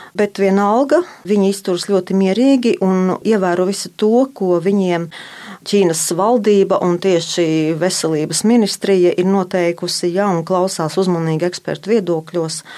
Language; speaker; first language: Latvian; native; Latvian